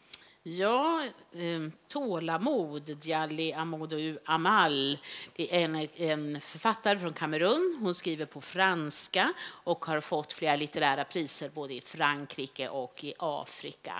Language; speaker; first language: Swedish; native; Swedish